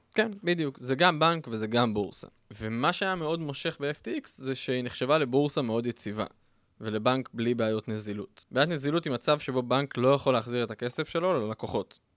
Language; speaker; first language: Hebrew; native; Hebrew